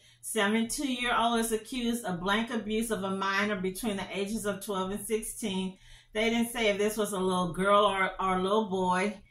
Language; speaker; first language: English; native; English